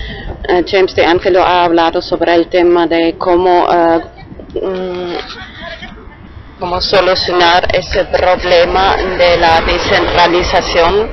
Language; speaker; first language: Spanish; non-native, fluent; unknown